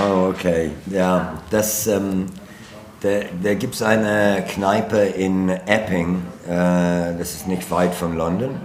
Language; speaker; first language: German; non-native, learner; English